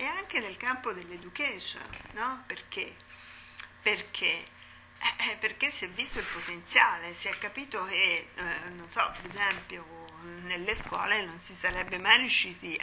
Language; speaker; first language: Italian; native; Italian